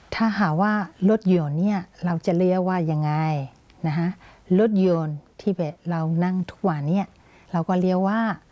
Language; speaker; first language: Thai; non-native, fluent; Burmese